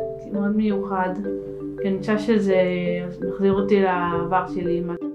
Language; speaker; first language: Hebrew; native; Hebrew